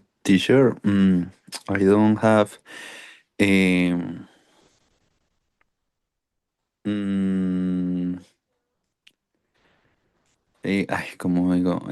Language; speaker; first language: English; non-native, learner; Spanish